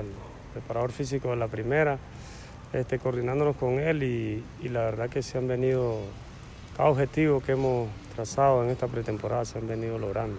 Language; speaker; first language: Spanish; native; Spanish